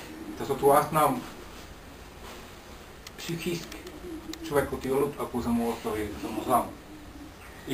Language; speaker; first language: Bulgarian; non-native, learner; Finnish